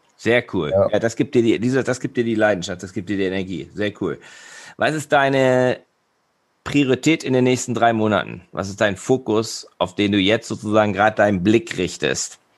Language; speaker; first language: German; native; German